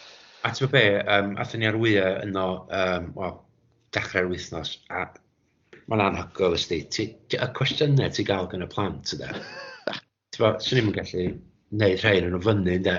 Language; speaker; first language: Welsh; native; Welsh